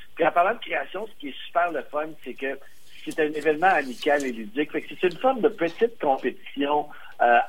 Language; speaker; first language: French; native; French